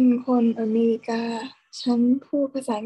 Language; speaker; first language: English; non-native, learner; Thai